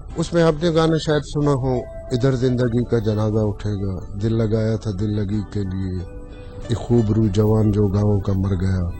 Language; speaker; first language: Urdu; non-native, local second language; Saraiki